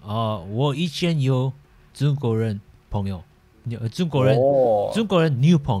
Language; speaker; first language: Chinese; non-native, learner; Korean